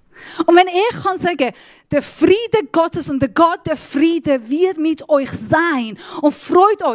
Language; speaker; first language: German; non-native, fluent; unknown